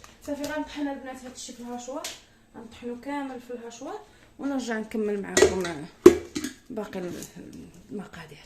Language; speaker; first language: Arabic; native; Arabic